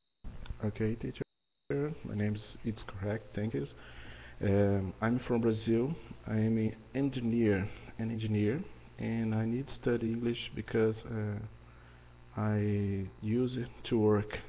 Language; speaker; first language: English; non-native, learner; Portuguese